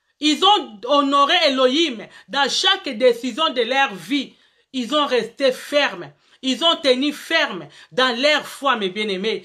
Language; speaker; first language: French; non-native, local second language; Lingala